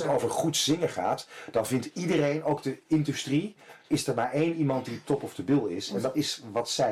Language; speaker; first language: Dutch; native; Dutch